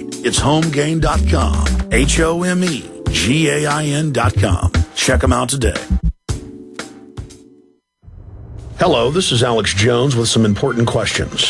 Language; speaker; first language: English; native; English